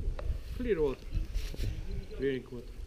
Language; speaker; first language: English; non-native, learner; Ukrainian